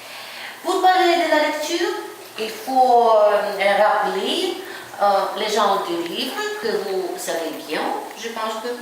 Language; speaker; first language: French; non-native, fluent; Ukrainian